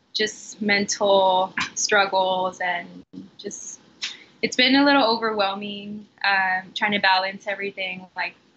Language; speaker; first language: English; early bilingual, other home language; Spanish